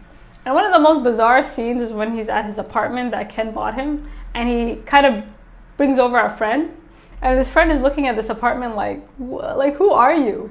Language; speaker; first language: English; native; English